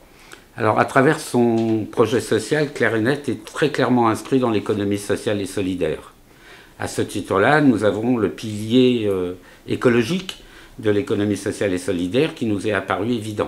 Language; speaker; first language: French; native; French